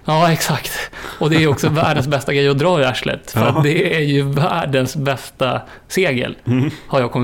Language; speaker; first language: Swedish; native; Swedish